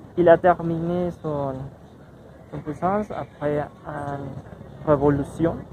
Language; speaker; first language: French; non-native, learner; Spanish